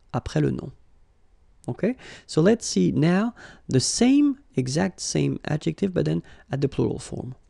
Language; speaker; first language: English; non-native, fluent; French